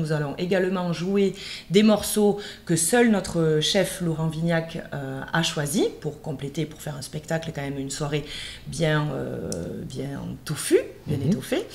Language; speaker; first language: French; native; French